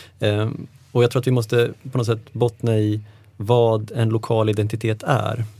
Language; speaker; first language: Swedish; native; Swedish